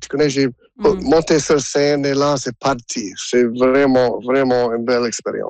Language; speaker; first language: French; non-native, local second language; English